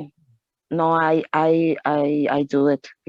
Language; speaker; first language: English; non-native, learner; Spanish